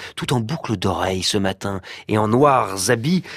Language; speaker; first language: French; native; French